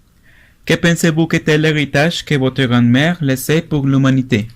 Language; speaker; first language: French; non-native, learner; Spanish